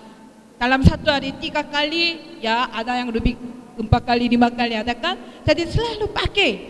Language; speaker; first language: Indonesian; non-native, fluent; Korean